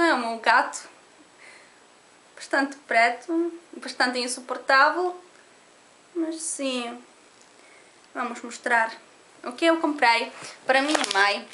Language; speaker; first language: Portuguese; non-native, learner; Polish